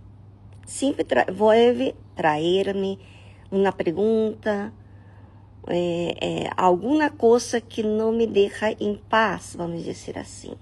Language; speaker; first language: Portuguese; non-native, learner; Spanish